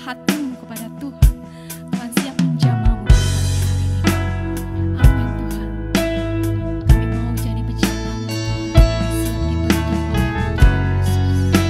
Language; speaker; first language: Indonesian; native; Indonesian